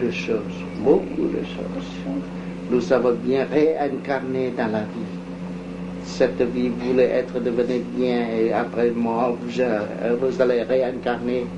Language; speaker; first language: French; non-native, local second language; Vietnamese